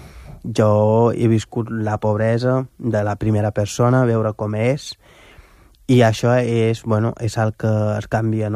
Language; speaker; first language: Catalan; non-native, fluent; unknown